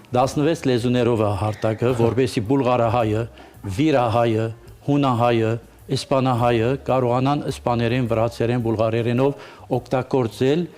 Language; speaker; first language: Armenian; early bilingual, heritage; Armenian